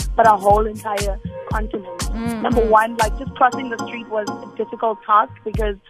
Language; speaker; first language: English; non-native, local second language; Zulu